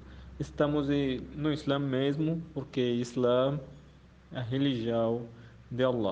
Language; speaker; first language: Portuguese; non-native, fluent; Arabic